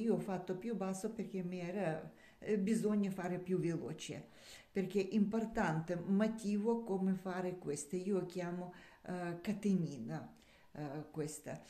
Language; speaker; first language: Italian; non-native, learner; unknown